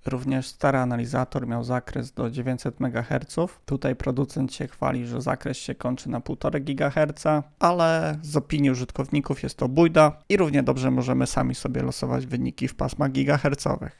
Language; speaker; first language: Polish; native; Polish